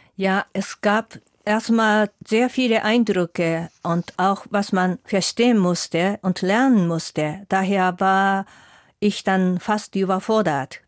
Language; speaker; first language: German; non-native, fluent; Japanese